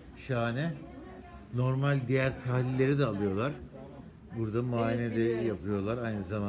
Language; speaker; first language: Turkish; native; Turkish